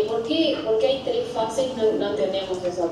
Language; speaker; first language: Spanish; native; Spanish